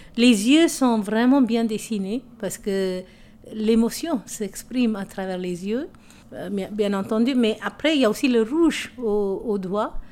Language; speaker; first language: French; non-native, local second language; Tamil